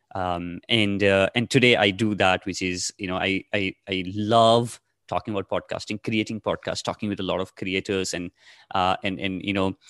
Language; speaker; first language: English; non-native, local second language; Nepali